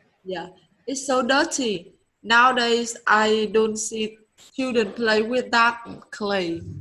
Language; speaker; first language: English; non-native, learner; Vietnamese